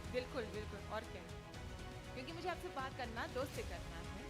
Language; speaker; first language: Hindi; non-native, fluent; Russian